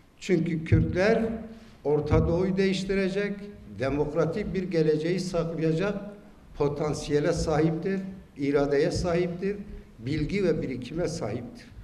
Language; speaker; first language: Turkish; non-native, local second language; Kurdish